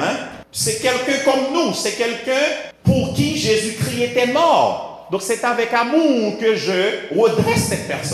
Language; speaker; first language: French; non-native, local second language; Haitian Creole